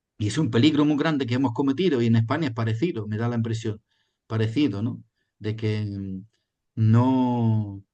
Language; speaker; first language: Spanish; non-native, fluent; German